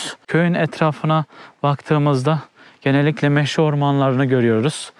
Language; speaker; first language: Turkish; native; Turkish